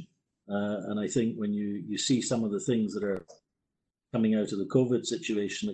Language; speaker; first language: English; native; English